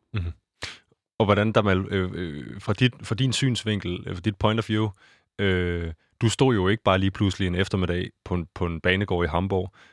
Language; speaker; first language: Danish; native; Danish